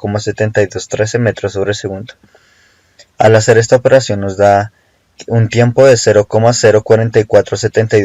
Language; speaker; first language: Spanish; native; Spanish